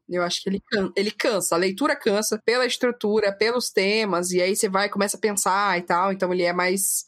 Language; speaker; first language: Portuguese; native; Portuguese